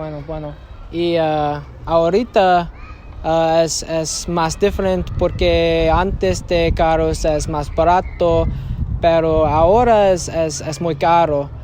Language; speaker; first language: Spanish; non-native, learner; English